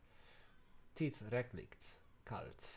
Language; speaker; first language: Swedish; non-native, learner; English